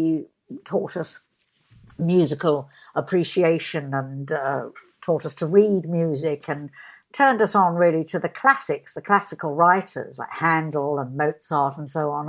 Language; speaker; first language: English; native; English